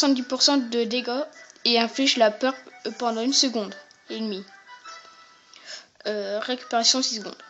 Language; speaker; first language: French; native; French